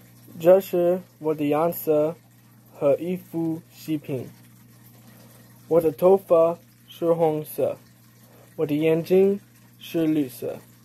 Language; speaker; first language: Chinese; non-native, learner; English